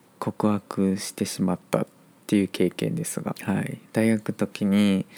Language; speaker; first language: Japanese; non-native, fluent; Chinese